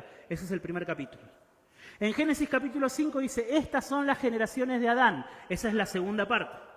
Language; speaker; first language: Spanish; native; Spanish